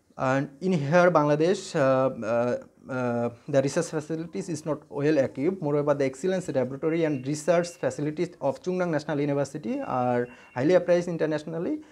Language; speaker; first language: English; non-native, local second language; Bangla